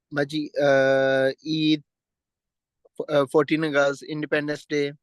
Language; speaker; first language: English; non-native, learner; Urdu